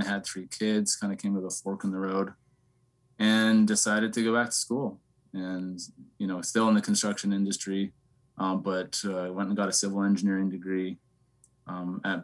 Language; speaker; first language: English; native; English